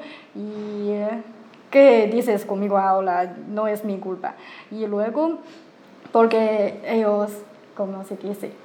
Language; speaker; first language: Spanish; non-native, learner; Chinese